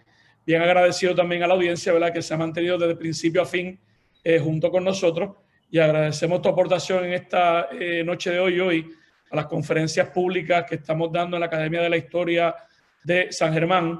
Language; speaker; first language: Spanish; native; Spanish